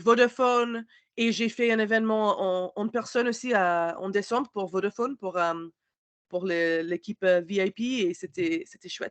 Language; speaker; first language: French; non-native, learner; English